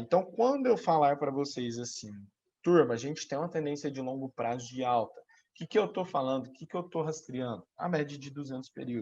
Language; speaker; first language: Portuguese; native; Portuguese